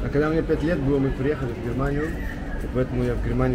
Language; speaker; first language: Russian; early bilingual, heritage; Russian